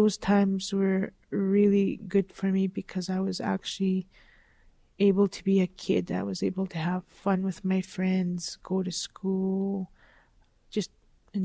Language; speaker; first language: English; native; English